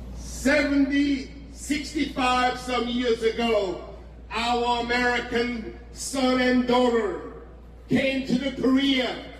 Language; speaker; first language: English; non-native, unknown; Korean